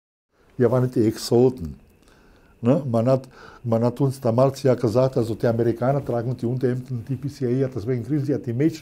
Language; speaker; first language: German; non-native, fluent; Italian